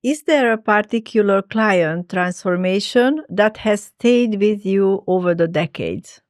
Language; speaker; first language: English; non-native, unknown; Hungarian